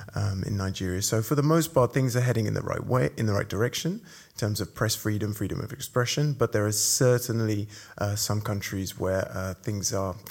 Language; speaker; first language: English; native; English